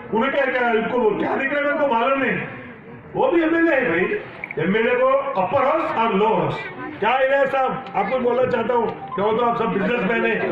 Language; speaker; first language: Hindi; non-native, local second language; Kannada